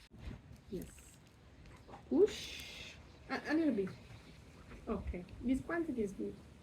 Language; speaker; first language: English; non-native, learner; Italian